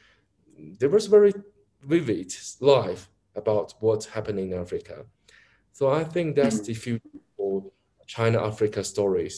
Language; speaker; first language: English; non-native, learner; Chinese